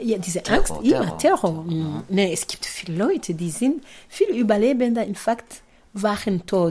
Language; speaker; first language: German; non-native, fluent; Kinyarwanda